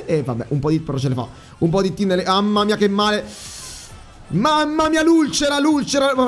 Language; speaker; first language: Italian; native; Italian